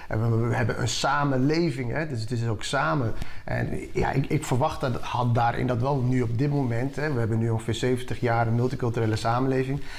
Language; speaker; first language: Dutch; early bilingual, other home language; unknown